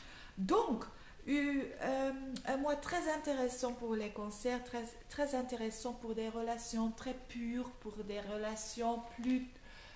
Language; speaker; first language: French; non-native, local second language; Dutch